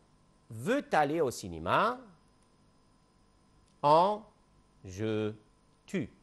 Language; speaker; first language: French; non-native, local second language; Arabic